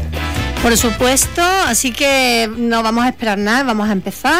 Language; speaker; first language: Spanish; native; Spanish